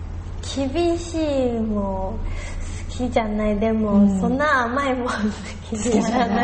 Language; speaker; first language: Japanese; non-native, learner; Chinese